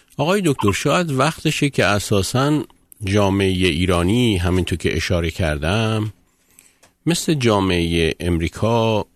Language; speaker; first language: Persian; native; Persian